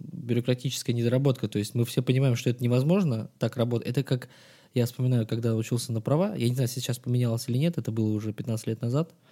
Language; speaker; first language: Russian; native; Russian